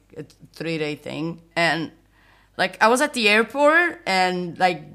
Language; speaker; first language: English; non-native, fluent; Portuguese